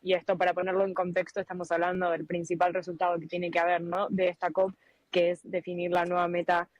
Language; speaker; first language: Spanish; native; Spanish